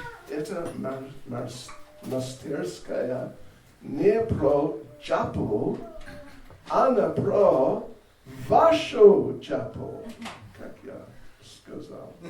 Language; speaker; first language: Russian; non-native, learner; English